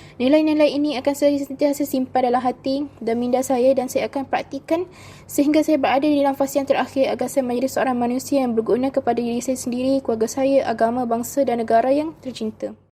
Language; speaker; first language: Malay; native; Malay